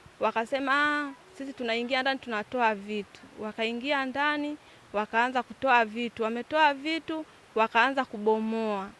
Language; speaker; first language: Swahili; native; Swahili